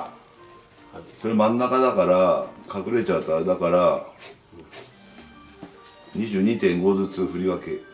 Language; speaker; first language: Japanese; native; Japanese